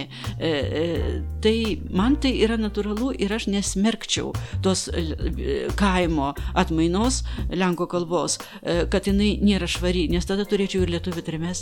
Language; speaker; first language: Lithuanian; non-native, local second language; Polish